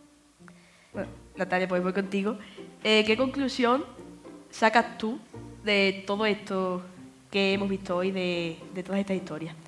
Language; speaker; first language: Spanish; native; Spanish